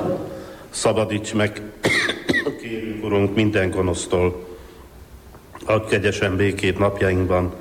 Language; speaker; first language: Hungarian; native; Hungarian